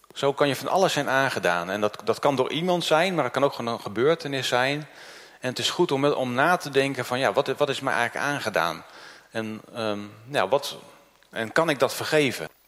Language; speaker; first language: Dutch; early bilingual, other home language; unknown